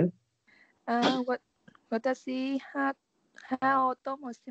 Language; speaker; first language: Japanese; non-native, learner; Vietnamese